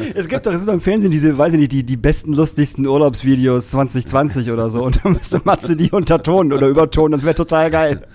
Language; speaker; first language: German; native; German